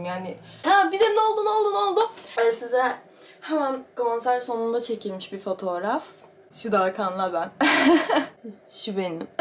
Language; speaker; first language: Turkish; native; Turkish